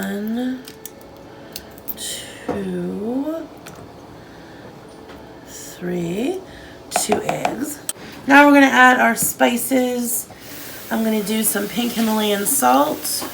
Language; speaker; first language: English; native; English